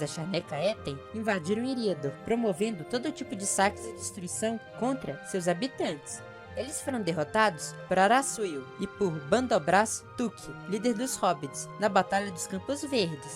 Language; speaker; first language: Portuguese; native; Portuguese